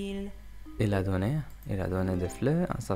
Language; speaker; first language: French; non-native, learner; English